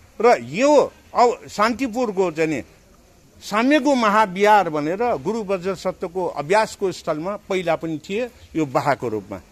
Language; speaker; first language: Nepali; non-native, local second language; Newari